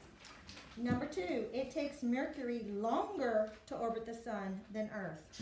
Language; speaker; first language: English; native; English